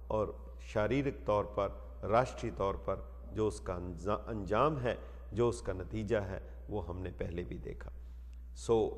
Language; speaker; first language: Hindi; non-native, local second language; Punjabi